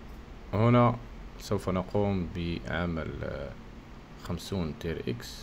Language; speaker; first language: Arabic; native; Arabic